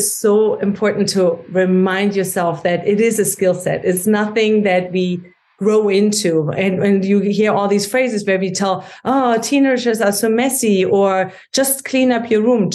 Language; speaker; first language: English; non-native, fluent; German